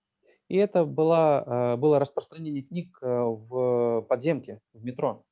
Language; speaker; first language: Russian; native; Russian